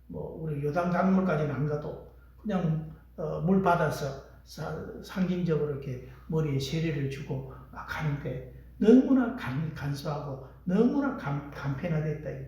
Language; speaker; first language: Korean; native; Korean